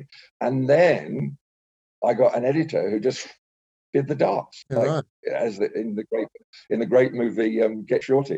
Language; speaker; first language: English; native; English